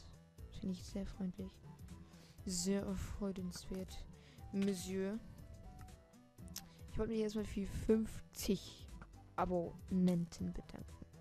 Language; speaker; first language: German; native; German